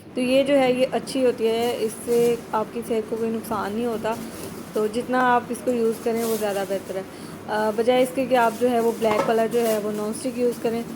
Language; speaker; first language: Urdu; native; Urdu